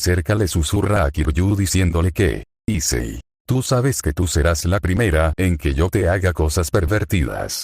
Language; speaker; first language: Spanish; native; Spanish